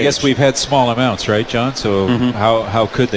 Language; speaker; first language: English; native; English